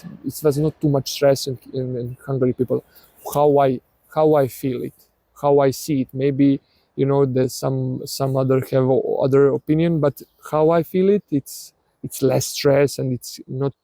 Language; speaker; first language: English; non-native, learner; Serbian